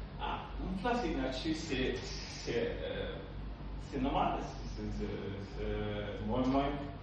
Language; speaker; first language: French; non-native, learner; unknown